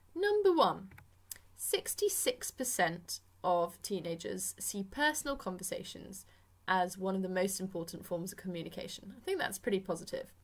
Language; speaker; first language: English; native; English